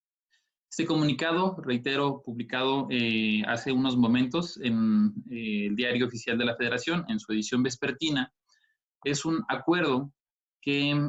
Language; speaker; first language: Spanish; native; Spanish